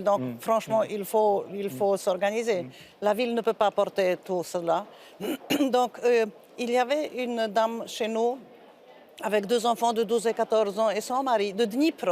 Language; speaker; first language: French; non-native, fluent; Polish